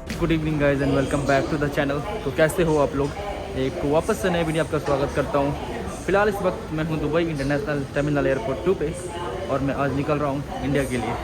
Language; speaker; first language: Hindi; native; Hindi